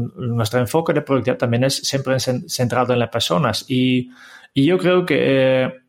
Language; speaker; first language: Spanish; non-native, fluent; Dutch